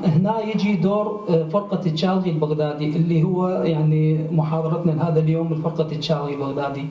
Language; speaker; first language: Arabic; native; Arabic